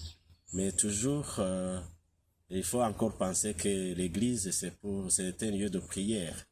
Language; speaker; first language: French; non-native, local second language; Kinyarwanda